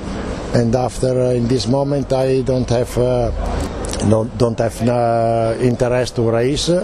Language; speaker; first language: English; non-native, learner; Italian